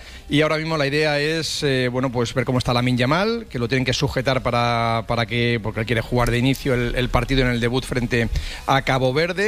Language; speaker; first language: Spanish; native; Spanish